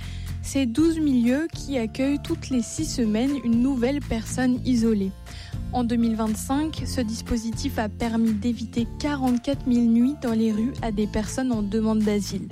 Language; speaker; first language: French; native; French